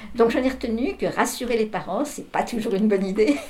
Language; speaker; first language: French; native; French